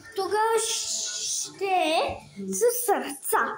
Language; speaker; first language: Bulgarian; early bilingual, heritage; Bulgarian